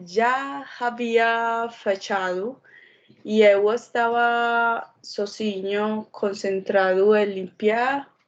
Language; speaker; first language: Portuguese; non-native, learner; Spanish